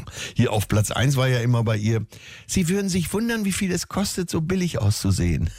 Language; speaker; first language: German; native; German